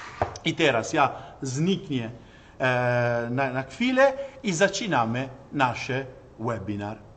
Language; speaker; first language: Polish; non-native, learner; Italian